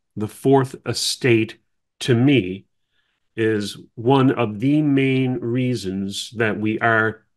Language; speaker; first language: English; native; English